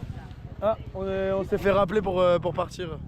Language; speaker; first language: French; native; French